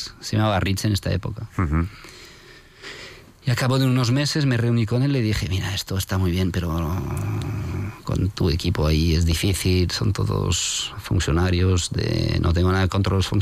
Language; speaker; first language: Spanish; non-native, fluent; French